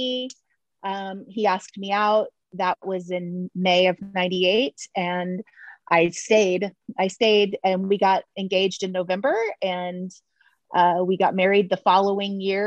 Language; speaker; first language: English; native; English